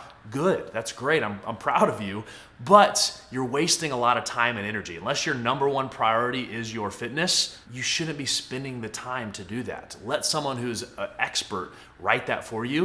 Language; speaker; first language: English; native; English